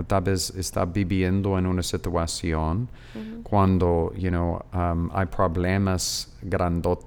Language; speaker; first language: Spanish; non-native, fluent; English